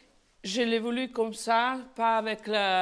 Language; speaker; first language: French; non-native, fluent; Italian